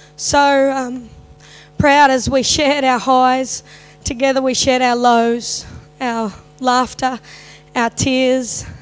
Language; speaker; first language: English; native; English